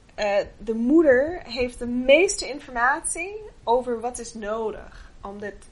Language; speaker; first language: Dutch; non-native, fluent; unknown